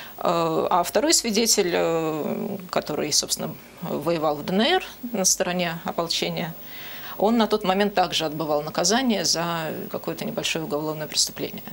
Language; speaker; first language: Russian; native; Russian